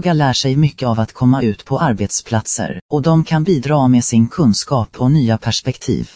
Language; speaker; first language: Swedish; native; Swedish